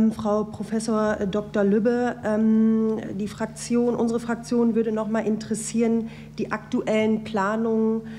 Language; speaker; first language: German; native; German